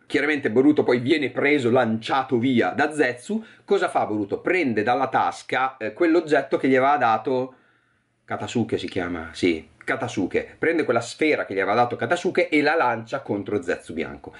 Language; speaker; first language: Italian; native; Italian